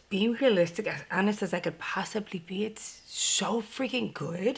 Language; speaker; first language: English; native; English